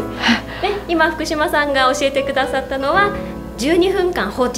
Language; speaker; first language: Japanese; native; Japanese